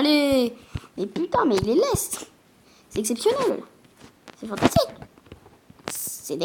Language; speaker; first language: French; native; French